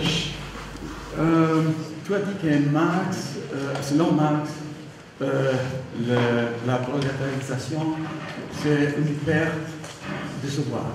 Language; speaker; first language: French; non-native, learner; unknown